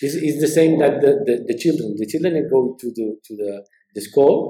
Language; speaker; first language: English; non-native, learner; Spanish